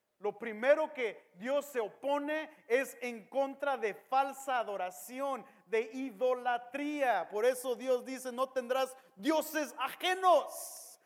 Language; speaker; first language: Spanish; early bilingual, heritage; Spanish